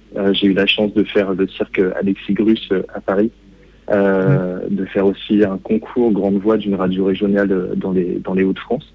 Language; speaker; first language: French; native; French